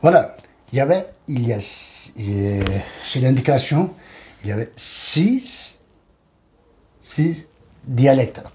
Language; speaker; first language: French; non-native, learner; Turkish